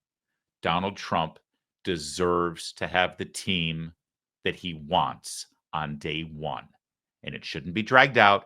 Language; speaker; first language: English; native; English